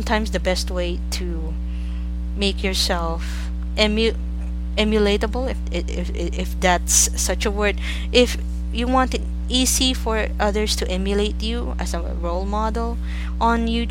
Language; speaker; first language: English; non-native, local second language; Filipino